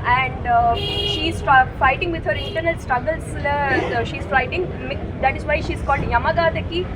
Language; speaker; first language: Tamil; non-native, learner; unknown